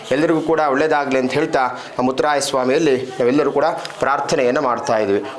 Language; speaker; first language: Kannada; native; Kannada